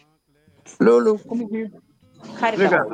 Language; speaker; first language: French; non-native, learner; Dutch